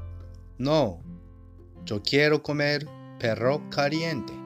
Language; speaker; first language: Spanish; non-native, fluent; Japanese